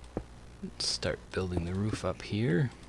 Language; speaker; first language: English; native; English